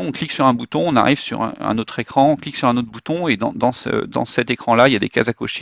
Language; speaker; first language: French; native; French